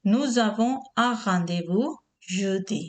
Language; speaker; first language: French; non-native, learner; Urdu